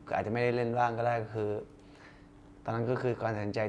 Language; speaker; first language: Thai; early bilingual, other home language; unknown